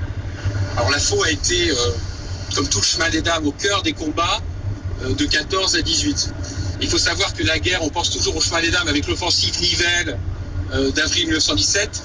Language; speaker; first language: French; native; French